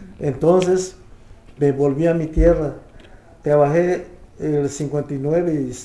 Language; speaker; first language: Spanish; native; Spanish